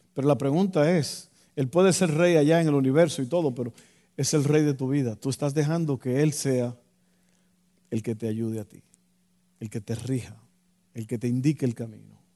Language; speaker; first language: Spanish; native; Spanish